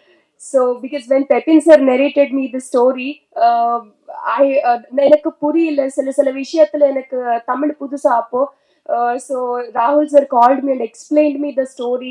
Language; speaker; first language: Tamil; non-native, learner; Telugu